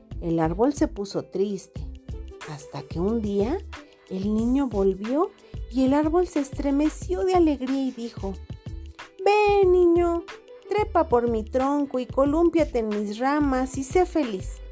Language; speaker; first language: Spanish; non-native, fluent; Portuguese